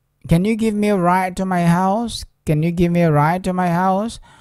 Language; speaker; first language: English; non-native, fluent; Indonesian